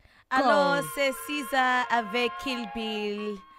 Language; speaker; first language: French; non-native, learner; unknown